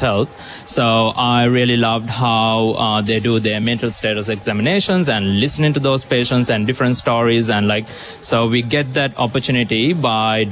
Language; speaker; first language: English; non-native, local second language; Sinhala